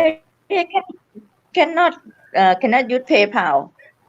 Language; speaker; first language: English; non-native, learner; Thai